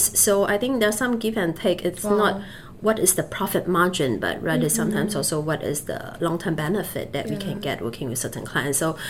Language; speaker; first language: English; native; English